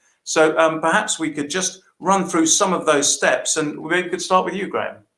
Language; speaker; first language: English; native; English